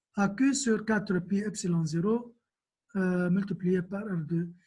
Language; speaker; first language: French; non-native, local second language; Arabic